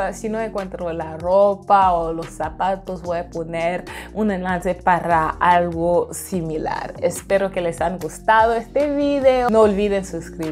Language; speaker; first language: Spanish; non-native, fluent; English